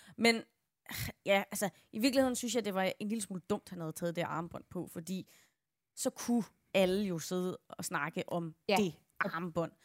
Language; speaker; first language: Danish; native; Danish